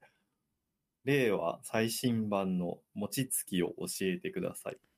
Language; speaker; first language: Japanese; native; Japanese